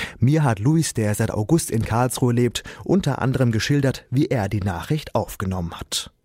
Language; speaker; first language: German; native; German